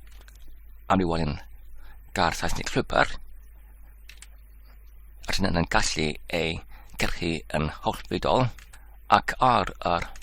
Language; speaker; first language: Welsh; non-native, learner; English